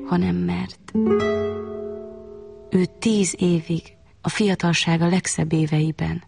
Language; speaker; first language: Hungarian; non-native, fluent; Chinese